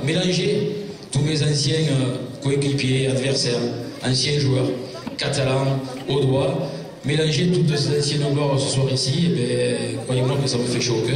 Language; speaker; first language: French; native; French